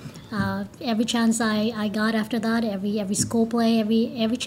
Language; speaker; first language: English; non-native, local second language; Cebuano